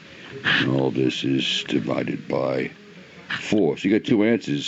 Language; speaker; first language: English; native; English